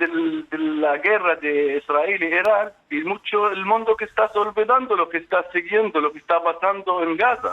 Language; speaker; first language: Spanish; non-native, fluent; Arabic